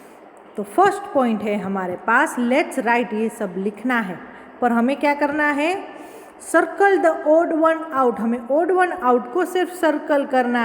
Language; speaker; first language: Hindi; native; Hindi